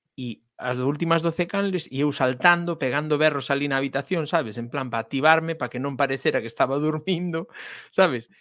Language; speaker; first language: Galician; non-native, local second language; Spanish